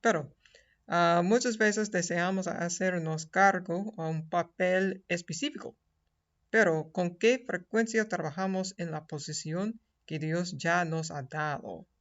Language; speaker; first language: Spanish; non-native, fluent; English